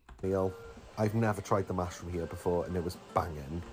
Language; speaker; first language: English; native; English